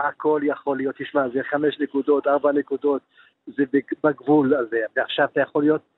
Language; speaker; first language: Hebrew; early bilingual, other home language; Arabic